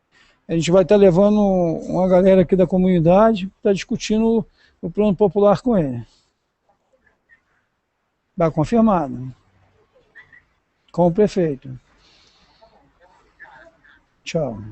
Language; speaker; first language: Portuguese; native; Portuguese